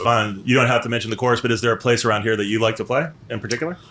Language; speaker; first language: English; native; English